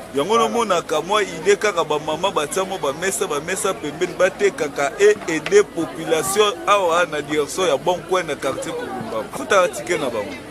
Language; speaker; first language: Lingala; native; Lingala